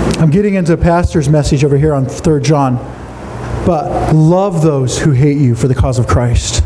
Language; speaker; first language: English; native; English